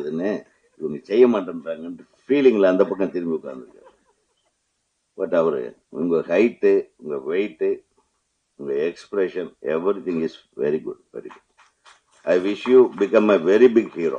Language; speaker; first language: Tamil; native; Tamil